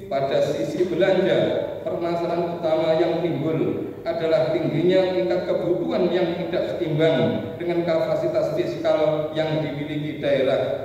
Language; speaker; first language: Indonesian; native; Indonesian